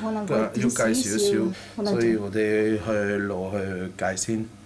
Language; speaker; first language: Chinese; non-native, fluent; French